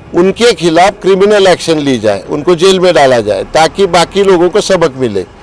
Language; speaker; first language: Hindi; non-native, local second language; Marathi